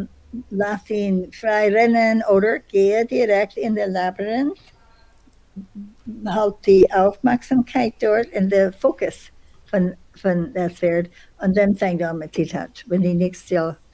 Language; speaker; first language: German; non-native, fluent; English